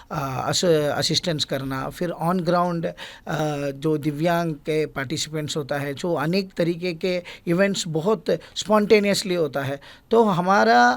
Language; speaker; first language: Hindi; non-native, local second language; Gujarati